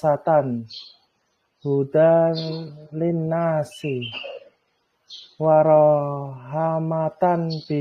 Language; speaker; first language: Arabic; non-native, learner; Indonesian